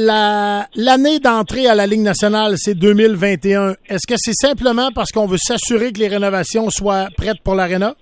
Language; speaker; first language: French; native; French